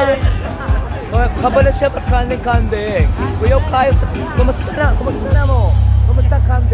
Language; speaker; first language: Cebuano; non-native, fluent; Korean